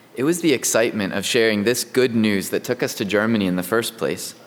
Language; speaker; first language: English; native; English